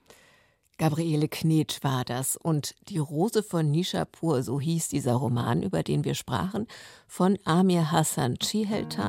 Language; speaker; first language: German; native; German